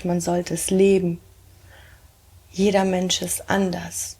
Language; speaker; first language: German; early bilingual, heritage; German